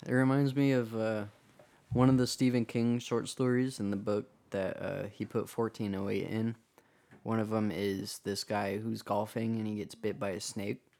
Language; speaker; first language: English; native; English